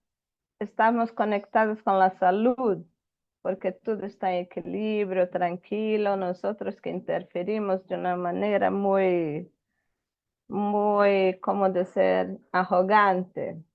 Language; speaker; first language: Spanish; non-native, fluent; Portuguese